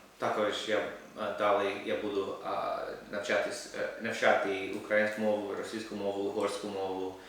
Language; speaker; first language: Ukrainian; non-native, learner; English